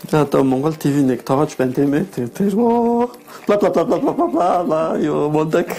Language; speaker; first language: Mongolian; non-native, learner; French